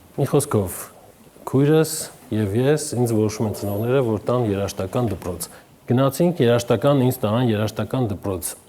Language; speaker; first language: Armenian; native; Armenian